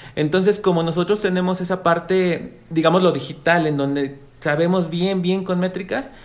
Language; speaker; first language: Spanish; native; Spanish